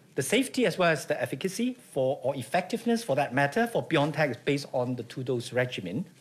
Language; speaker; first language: English; non-native, local second language; Chinese